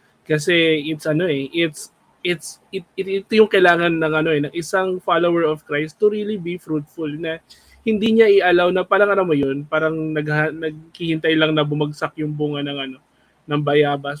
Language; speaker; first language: Filipino; native; Filipino